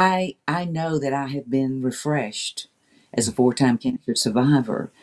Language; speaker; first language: English; native; English